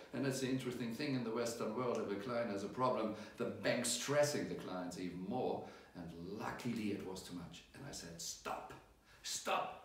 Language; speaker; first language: English; non-native, fluent; German